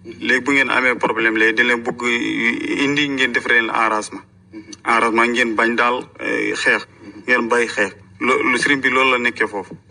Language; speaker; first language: Wolof; non-native, local second language; Fula